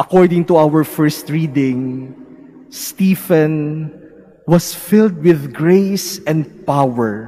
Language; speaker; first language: English; non-native, local second language; Filipino